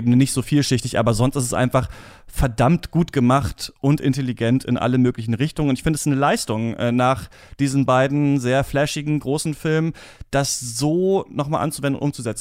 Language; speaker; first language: German; native; German